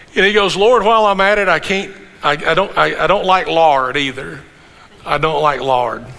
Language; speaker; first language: English; native; English